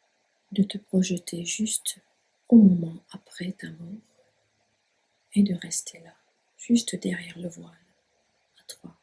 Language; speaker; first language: French; native; French